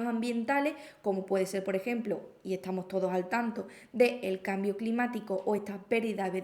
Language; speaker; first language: Spanish; native; Spanish